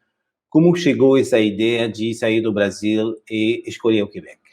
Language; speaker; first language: Portuguese; non-native, fluent; French